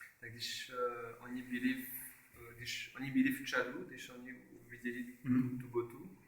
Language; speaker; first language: Czech; non-native, learner; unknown